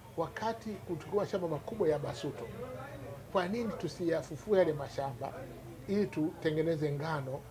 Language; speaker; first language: Swahili; native; Swahili